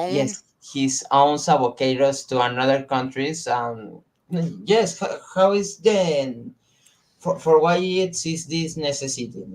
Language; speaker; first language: English; non-native, learner; Spanish